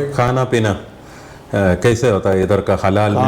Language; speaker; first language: Hindi; non-native, local second language; Malayalam